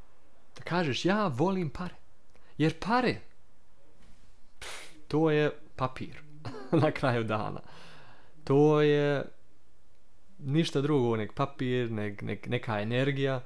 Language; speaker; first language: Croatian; early bilingual, heritage; Croatian